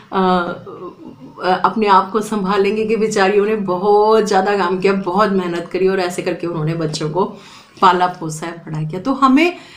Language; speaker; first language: Hindi; native; Hindi